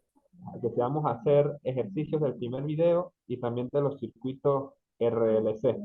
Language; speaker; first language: Spanish; native; Spanish